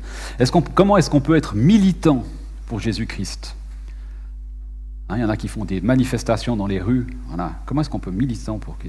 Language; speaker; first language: French; native; French